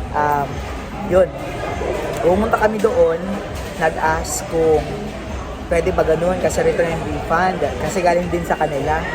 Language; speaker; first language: Filipino; non-native, local second language; Cebuano